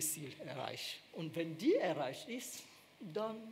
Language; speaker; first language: German; non-native, fluent; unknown